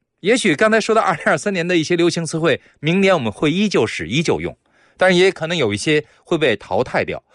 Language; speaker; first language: Chinese; native; Chinese